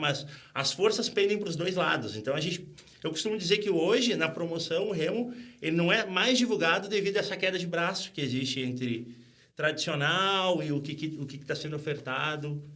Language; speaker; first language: Portuguese; native; Portuguese